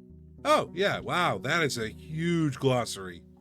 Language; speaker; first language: English; native; English